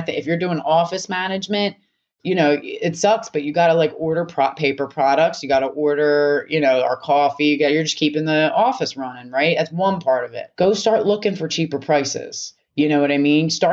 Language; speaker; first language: English; native; English